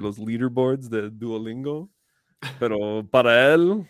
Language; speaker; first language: Spanish; non-native, fluent; English